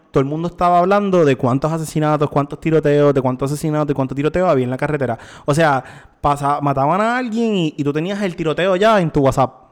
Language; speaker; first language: Spanish; native; Spanish